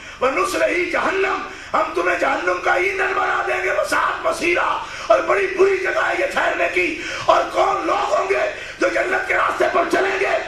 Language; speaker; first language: Urdu; non-native, local second language; Punjabi